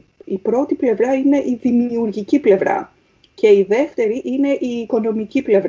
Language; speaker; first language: Greek; native; Greek